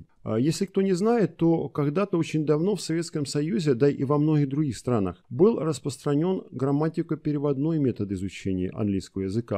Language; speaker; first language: Russian; native; Russian